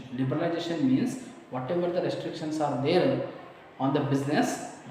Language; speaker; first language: English; non-native, local second language; Kannada